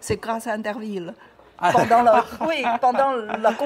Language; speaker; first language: French; non-native, learner; Chinese